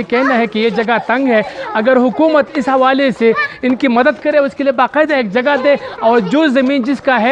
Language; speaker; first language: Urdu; non-native, local second language; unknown